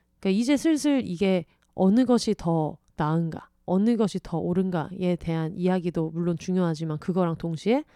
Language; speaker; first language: Korean; native; Korean